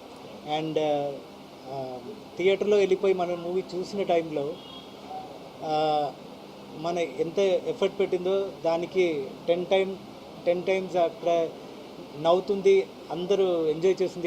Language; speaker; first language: Telugu; non-native, fluent; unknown